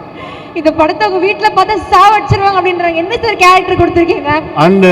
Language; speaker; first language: Tamil; native; Tamil